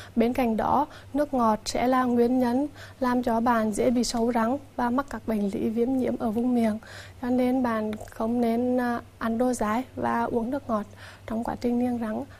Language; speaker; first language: Vietnamese; native; Vietnamese